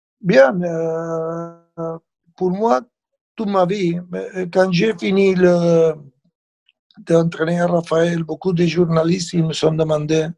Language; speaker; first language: French; non-native, fluent; Spanish